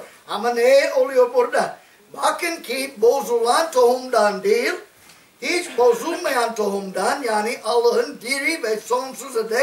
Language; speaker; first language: Turkish; non-native, fluent; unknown